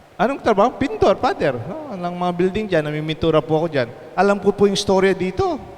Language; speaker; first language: Filipino; non-native, local second language; Pampanga